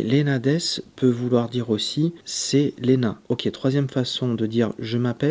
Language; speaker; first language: French; native; French